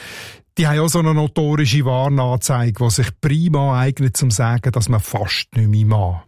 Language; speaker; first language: German; native; German